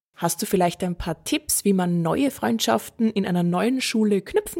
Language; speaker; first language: German; native; German